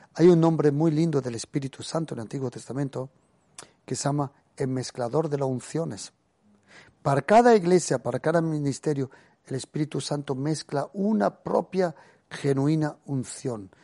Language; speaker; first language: Spanish; early bilingual, other home language; German